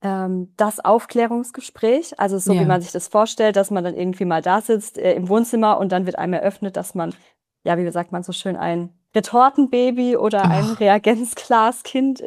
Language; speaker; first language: German; native; German